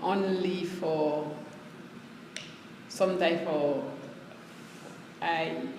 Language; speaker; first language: English; non-native, learner; Haitian Creole